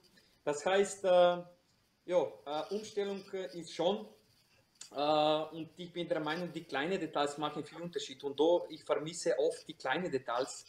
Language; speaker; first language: German; non-native, fluent; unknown